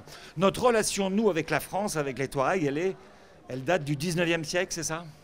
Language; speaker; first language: French; native; French